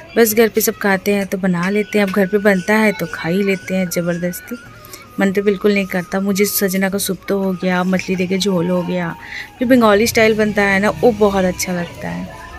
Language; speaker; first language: Hindi; non-native, local second language; Bangla